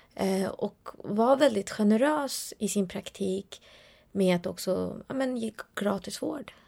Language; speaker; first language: Swedish; early bilingual, other home language; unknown